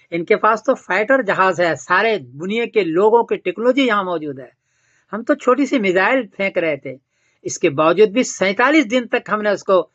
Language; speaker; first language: Urdu; native; Urdu